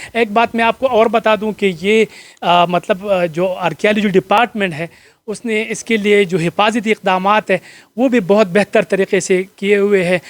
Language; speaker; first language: Urdu; non-native, local second language; Pashto